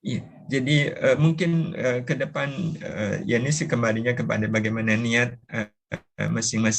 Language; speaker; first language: Indonesian; native; Indonesian